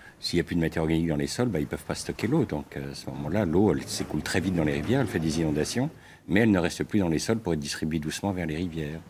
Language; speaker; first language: French; native; French